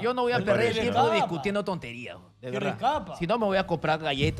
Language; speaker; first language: Spanish; native; Spanish